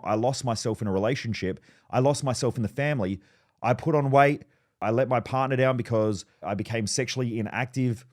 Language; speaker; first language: English; native; English